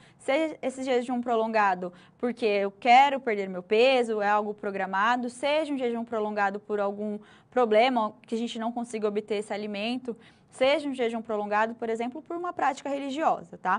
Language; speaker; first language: Portuguese; native; Portuguese